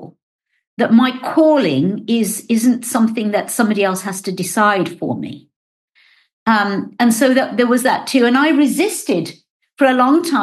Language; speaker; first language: English; native; English